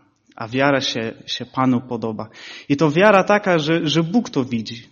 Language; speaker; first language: Polish; early bilingual, heritage; Polish